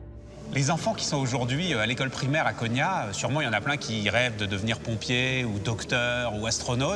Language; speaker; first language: French; native; French